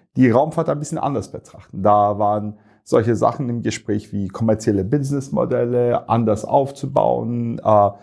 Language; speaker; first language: German; non-native, fluent; Turkish